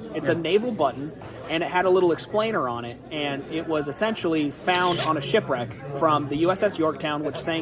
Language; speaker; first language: English; native; English